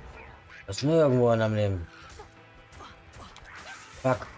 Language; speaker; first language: German; native; German